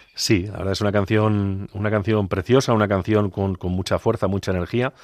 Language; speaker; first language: Spanish; native; Spanish